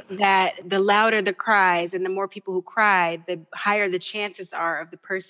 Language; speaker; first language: English; non-native, local second language; Pampanga